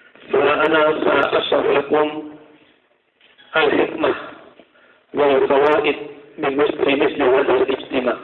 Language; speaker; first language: Arabic; non-native, fluent; Madurese